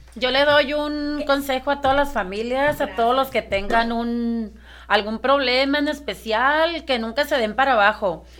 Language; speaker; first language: Spanish; native; Spanish